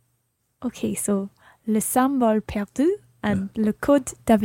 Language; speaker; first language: French; non-native, learner; English